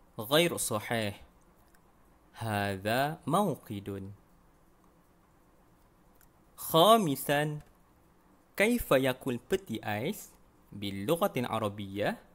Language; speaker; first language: Arabic; non-native, fluent; Malay